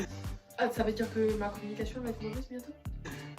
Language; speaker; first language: French; native; French